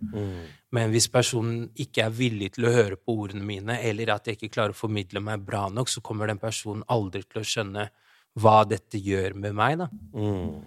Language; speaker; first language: Norwegian; early bilingual, other home language; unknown